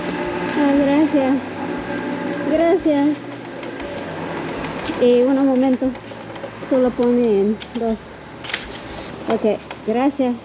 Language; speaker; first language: Spanish; non-native, learner; English